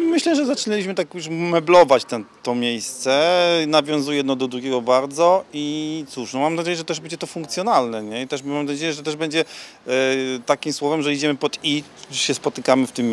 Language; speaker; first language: Polish; native; Polish